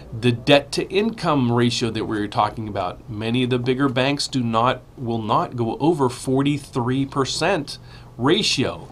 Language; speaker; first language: English; native; English